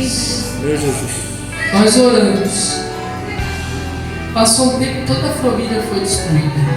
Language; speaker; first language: Portuguese; native; Portuguese